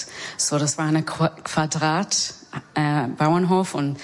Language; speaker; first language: German; non-native, fluent; English